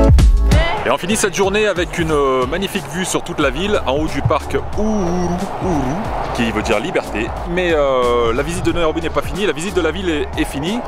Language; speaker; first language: French; native; French